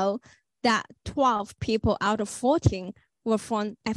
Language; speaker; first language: English; non-native, fluent; Chinese